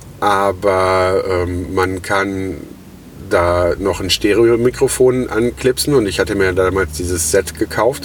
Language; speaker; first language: German; native; German